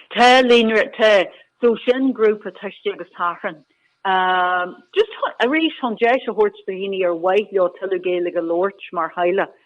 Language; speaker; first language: Irish; non-native, local second language; English